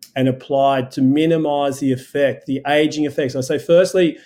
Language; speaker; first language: English; native; English